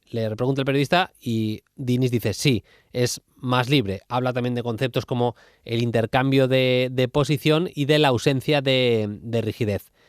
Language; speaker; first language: Spanish; native; Spanish